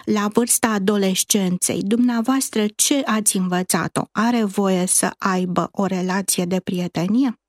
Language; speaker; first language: Romanian; native; Romanian